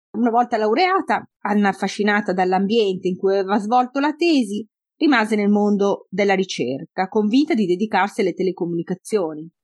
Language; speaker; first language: Italian; native; Italian